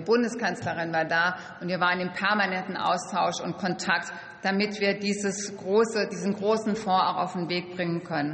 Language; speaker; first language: German; native; German